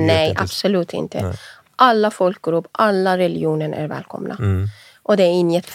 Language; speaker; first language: Swedish; non-native, fluent; Persian